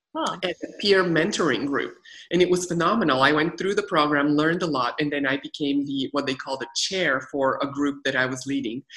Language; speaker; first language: English; non-native, fluent; Bulgarian